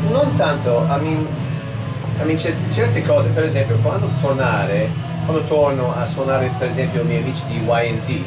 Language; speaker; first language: Italian; non-native, learner; English